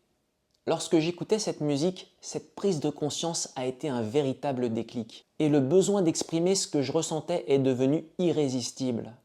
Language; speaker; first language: French; native; French